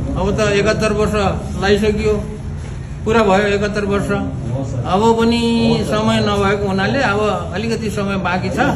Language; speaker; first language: Nepali; native; Nepali